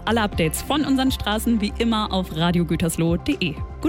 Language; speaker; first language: German; native; German